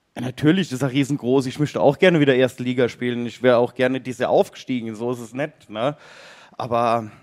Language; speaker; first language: German; native; German